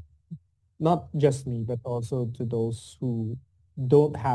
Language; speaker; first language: English; non-native, local second language; Filipino